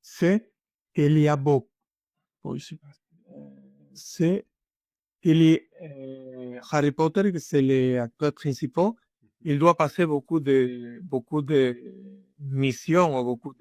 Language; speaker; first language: French; non-native, learner; Spanish